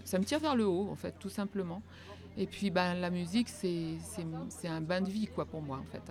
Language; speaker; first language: French; native; French